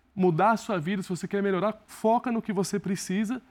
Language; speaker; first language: Portuguese; native; Portuguese